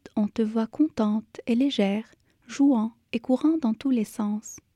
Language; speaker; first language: French; native; French